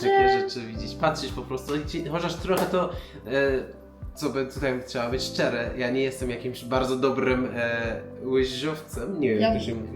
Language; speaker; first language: Polish; non-native, fluent; Persian